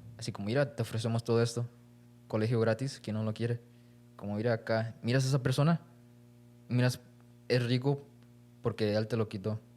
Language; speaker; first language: Spanish; early bilingual, heritage; Spanish